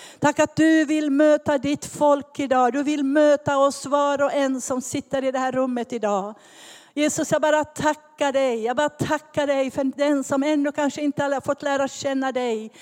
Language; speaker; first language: Swedish; native; Swedish